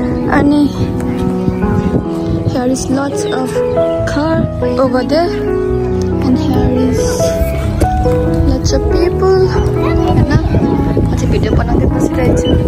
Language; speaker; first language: English; non-native, learner; Nepali